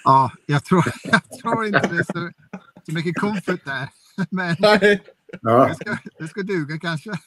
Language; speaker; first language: Swedish; non-native, fluent; English